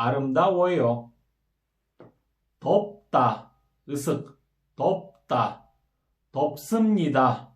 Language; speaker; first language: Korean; non-native, fluent; Kyrgyz